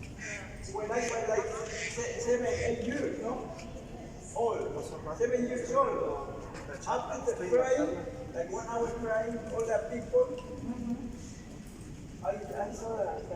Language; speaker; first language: English; non-native, learner; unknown